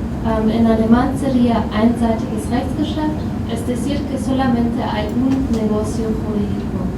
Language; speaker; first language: Spanish; non-native, fluent; German